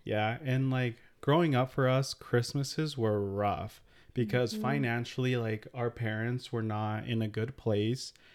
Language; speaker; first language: English; early bilingual, other home language; Spanish